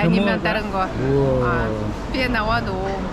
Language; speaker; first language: Korean; non-native, fluent; Ukrainian